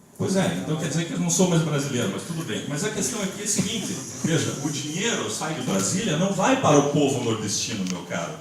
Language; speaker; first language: Portuguese; native; Portuguese